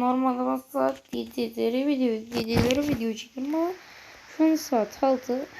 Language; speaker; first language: Turkish; native; Turkish